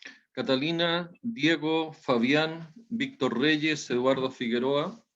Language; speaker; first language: Spanish; native; Spanish